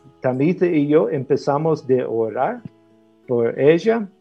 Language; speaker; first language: Spanish; non-native, fluent; English